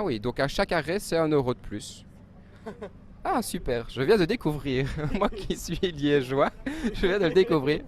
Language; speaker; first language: French; native; French